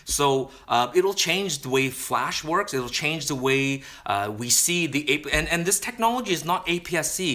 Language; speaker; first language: English; native; English